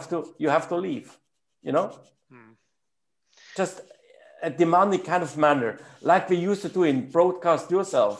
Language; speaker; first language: English; non-native, fluent; German